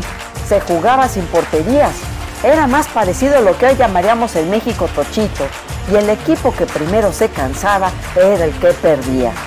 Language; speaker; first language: Spanish; native; Spanish